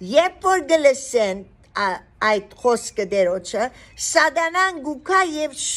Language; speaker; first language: Armenian; early bilingual, heritage; Armenian